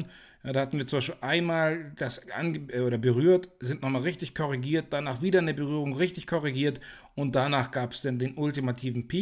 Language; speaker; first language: German; native; German